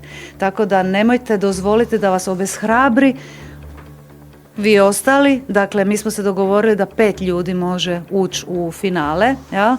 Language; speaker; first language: Bosnian; native; Bosnian